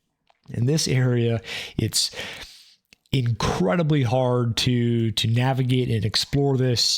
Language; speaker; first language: English; native; English